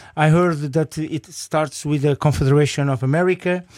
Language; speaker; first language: English; non-native, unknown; Portuguese